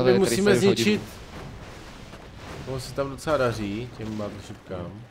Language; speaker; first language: Czech; native; Czech